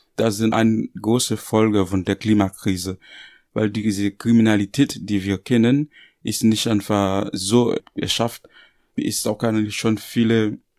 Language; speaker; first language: German; non-native, fluent; Haitian Creole